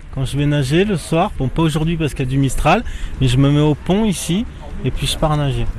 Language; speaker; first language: French; native; French